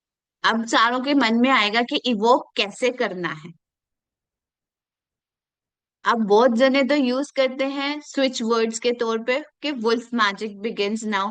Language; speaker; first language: Hindi; native; Hindi